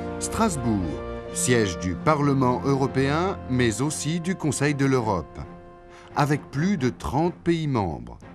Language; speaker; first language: French; native; French